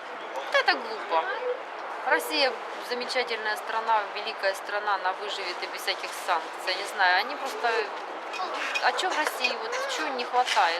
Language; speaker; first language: Russian; native; Russian